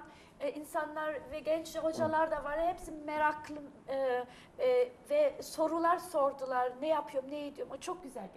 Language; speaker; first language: Turkish; early bilingual, heritage; Turkish